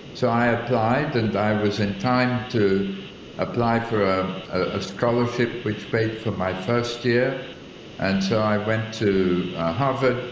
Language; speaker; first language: English; early bilingual, other home language; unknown